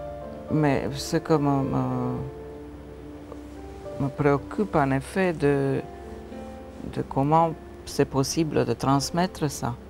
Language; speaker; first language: French; non-native, fluent; Romanian